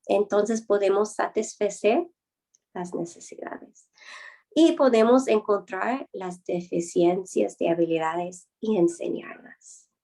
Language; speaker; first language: Spanish; non-native, fluent; English